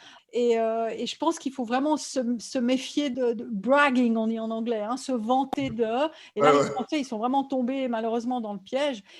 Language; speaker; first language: French; native; French